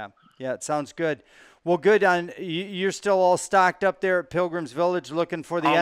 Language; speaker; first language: English; native; English